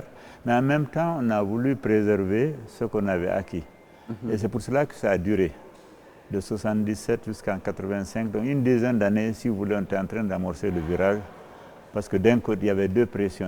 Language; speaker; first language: French; non-native, local second language; Fula